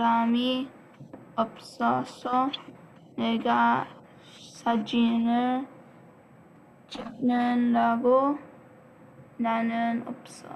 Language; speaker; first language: Korean; non-native, learner; English